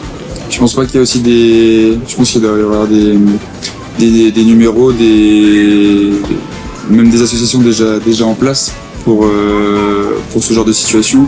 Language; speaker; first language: French; native; French